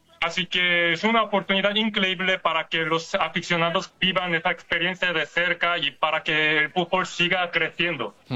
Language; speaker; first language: Spanish; non-native, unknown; Korean